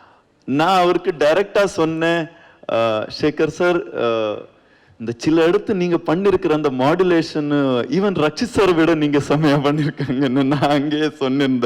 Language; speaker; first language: Tamil; non-native, learner; Kannada